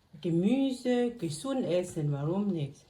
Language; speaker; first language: German; non-native, learner; Thai